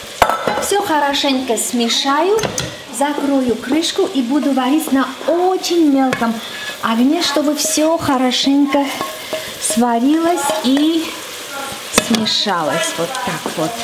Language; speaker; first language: Russian; non-native, fluent; Armenian